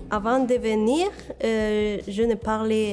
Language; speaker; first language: French; non-native, learner; Spanish